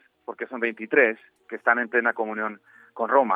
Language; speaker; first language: Spanish; non-native, fluent; Romanian